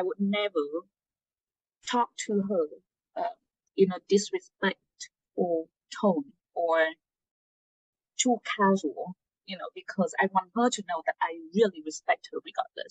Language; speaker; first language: English; non-native, fluent; Vietnamese